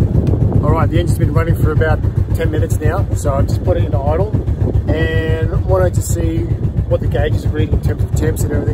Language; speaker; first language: English; native; English